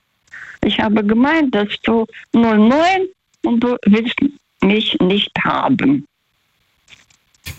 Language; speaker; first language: German; non-native, fluent; Russian